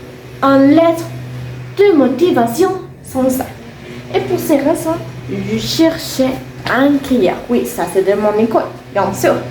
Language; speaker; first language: French; non-native, learner; Spanish